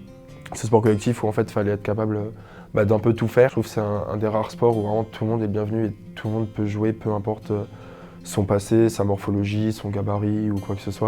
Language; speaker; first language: French; native; French